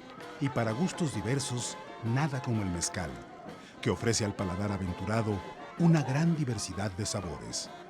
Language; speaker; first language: Spanish; native; Spanish